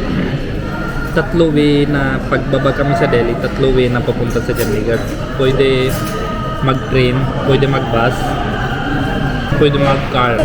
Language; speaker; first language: Filipino; non-native, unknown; Punjabi